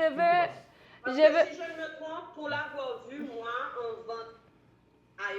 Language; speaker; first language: French; native; French